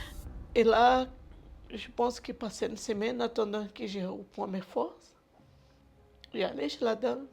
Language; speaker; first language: French; non-native, learner; Portuguese